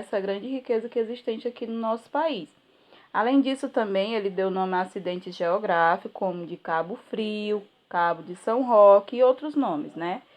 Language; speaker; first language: Portuguese; native; Portuguese